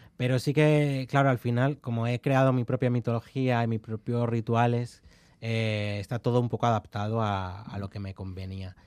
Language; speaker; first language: Spanish; native; Spanish